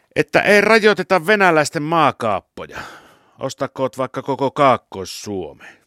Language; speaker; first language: Finnish; non-native, fluent; Kurdish